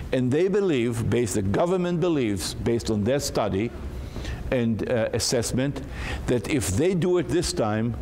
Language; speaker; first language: English; non-native, fluent; Hebrew